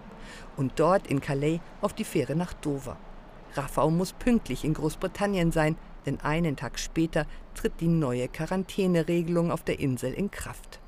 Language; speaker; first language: German; native; German